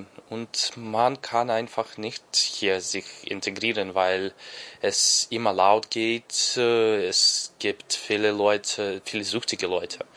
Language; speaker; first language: German; non-native, learner; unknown